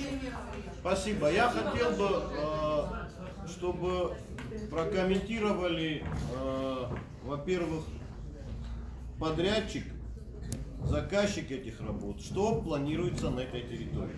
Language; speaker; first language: Russian; native; Russian